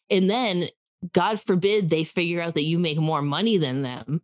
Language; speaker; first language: English; native; English